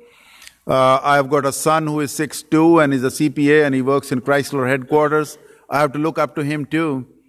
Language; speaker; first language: English; non-native, local second language; Urdu